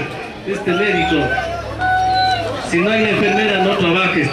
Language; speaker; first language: Spanish; native; Spanish